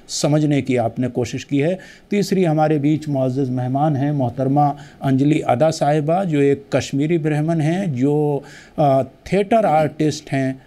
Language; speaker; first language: Hindi; native; Hindi